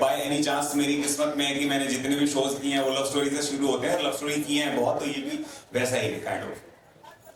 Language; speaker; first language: Hindi; native; Hindi